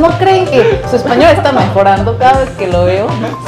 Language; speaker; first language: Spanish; non-native, fluent; Korean